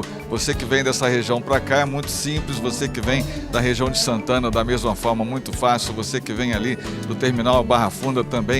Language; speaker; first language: Portuguese; native; Portuguese